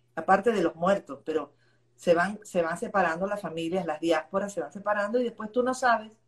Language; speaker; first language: Spanish; native; Spanish